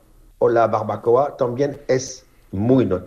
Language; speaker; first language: Spanish; non-native, fluent; French